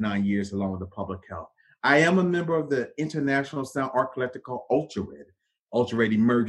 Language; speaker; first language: English; native; English